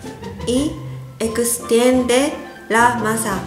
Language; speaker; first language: Spanish; non-native, learner; Japanese